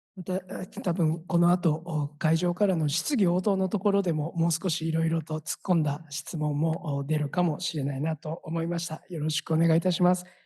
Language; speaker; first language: Japanese; native; Japanese